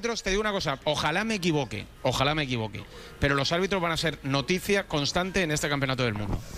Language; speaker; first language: Spanish; native; Spanish